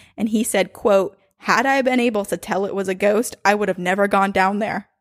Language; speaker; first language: English; native; English